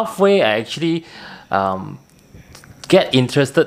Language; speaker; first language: English; non-native, local second language; Min Nan Chinese